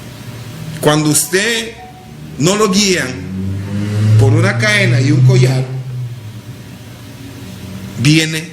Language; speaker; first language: Spanish; non-native, local second language; English